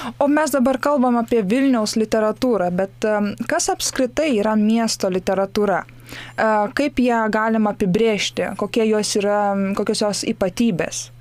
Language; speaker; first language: Lithuanian; native; Lithuanian